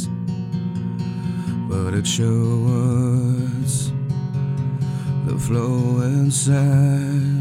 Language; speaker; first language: English; non-native, local second language; Filipino